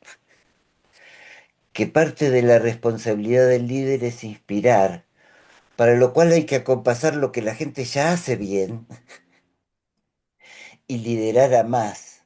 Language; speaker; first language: Spanish; native; Spanish